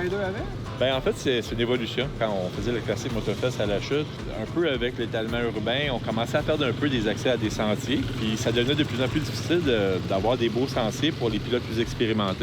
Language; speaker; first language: French; native; French